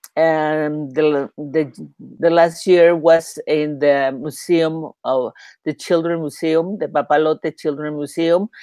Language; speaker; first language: English; non-native, learner; Spanish